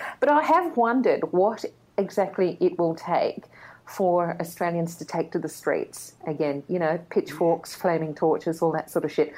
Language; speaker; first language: English; native; English